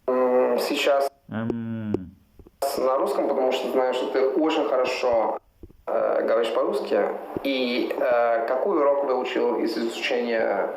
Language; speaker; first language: Russian; non-native, fluent; Italian